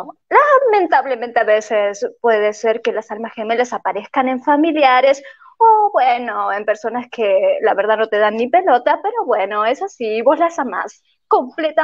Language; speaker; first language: Spanish; native; Spanish